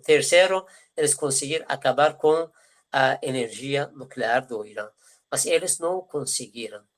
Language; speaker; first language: Portuguese; non-native, fluent; Persian